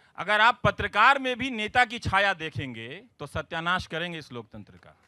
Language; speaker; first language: Hindi; non-native, local second language; Bhojpuri